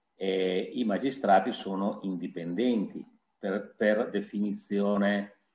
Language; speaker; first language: Italian; native; Italian